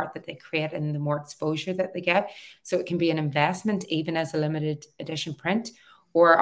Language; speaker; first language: English; native; English